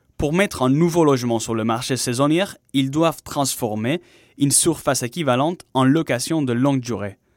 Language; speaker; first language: French; non-native, fluent; Spanish